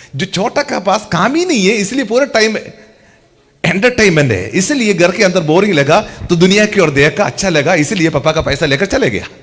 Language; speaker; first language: Hindi; non-native, local second language; Malayalam